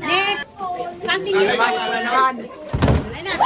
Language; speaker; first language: Filipino; native; Filipino